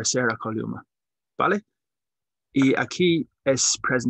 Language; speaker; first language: Spanish; non-native, learner; English